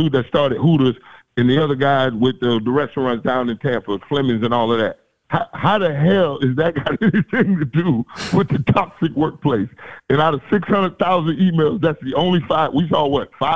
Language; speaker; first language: English; native; English